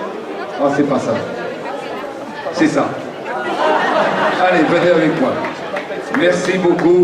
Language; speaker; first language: French; native; French